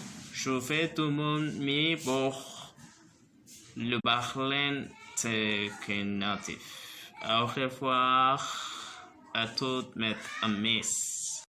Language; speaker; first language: French; non-native, learner; Somali